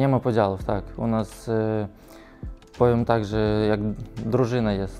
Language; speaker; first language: Polish; non-native, learner; Russian